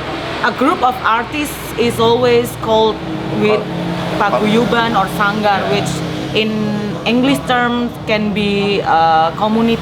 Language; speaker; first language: English; non-native, fluent; Indonesian